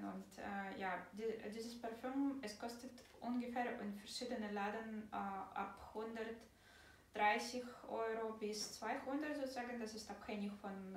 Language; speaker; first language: German; non-native, fluent; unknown